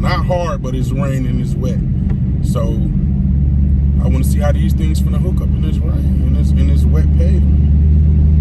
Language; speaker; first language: English; native; English